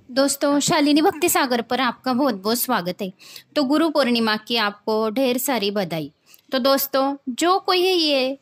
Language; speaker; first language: Hindi; non-native, local second language; Marathi